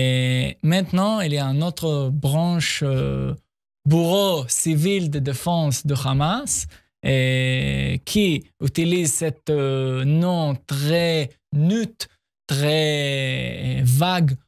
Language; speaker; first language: French; non-native, fluent; Hebrew